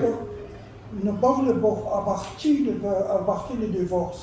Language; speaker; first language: French; non-native, learner; Arabic